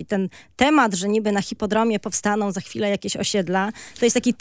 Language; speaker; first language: Polish; native; Polish